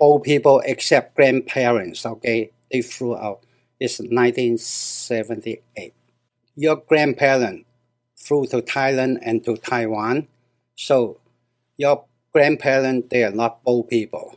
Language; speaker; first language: English; non-native, learner; Cantonese